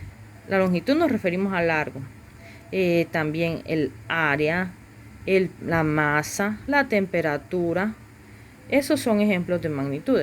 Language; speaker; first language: Spanish; native; Spanish